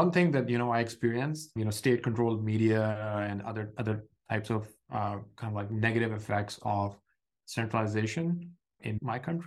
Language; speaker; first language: English; non-native, local second language; Urdu